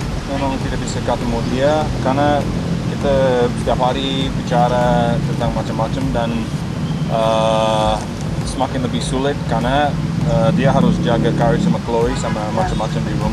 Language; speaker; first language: Indonesian; non-native, fluent; English